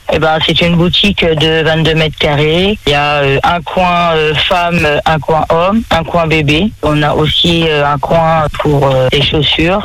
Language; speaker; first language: French; native; French